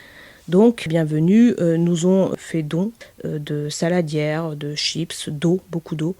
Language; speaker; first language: French; native; French